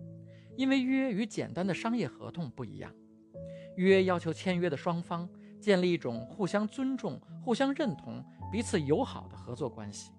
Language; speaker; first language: Chinese; native; Chinese